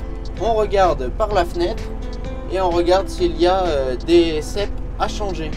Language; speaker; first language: French; native; French